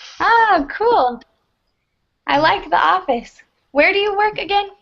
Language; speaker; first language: English; non-native, fluent; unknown